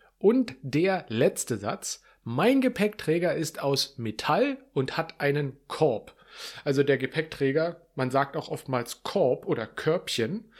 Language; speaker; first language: German; native; German